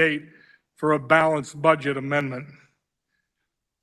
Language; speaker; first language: English; native; English